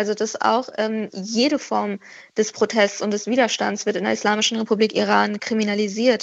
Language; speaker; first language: German; early bilingual, other home language; Persian